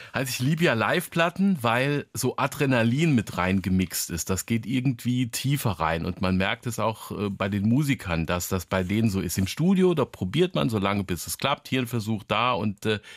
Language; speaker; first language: German; native; German